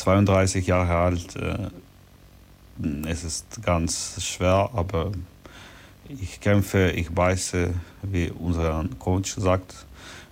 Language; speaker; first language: German; non-native, learner; Ukrainian